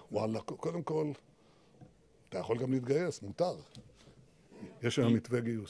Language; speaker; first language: Hebrew; early bilingual, heritage; Hebrew